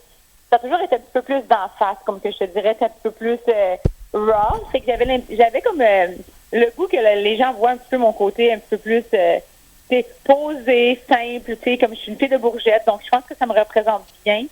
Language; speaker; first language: French; native; French